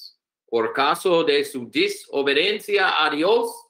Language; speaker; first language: Spanish; non-native, learner; English